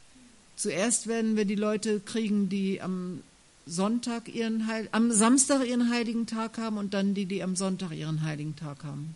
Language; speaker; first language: German; native; German